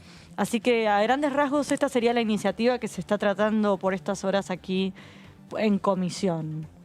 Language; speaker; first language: Spanish; native; Spanish